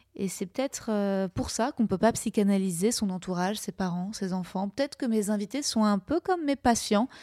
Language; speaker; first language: French; native; French